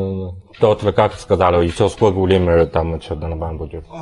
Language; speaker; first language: Russian; non-native, learner; Chinese